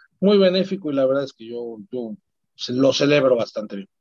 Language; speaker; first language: Spanish; native; Spanish